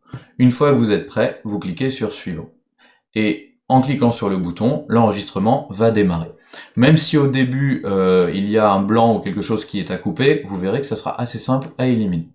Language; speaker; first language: French; native; French